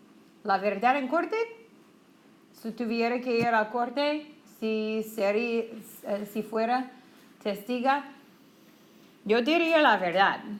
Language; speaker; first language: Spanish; non-native, fluent; English